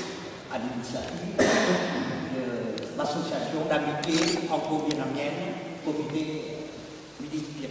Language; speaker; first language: French; non-native, fluent; Vietnamese